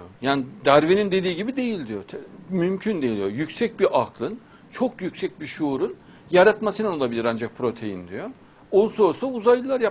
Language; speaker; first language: Turkish; native; Turkish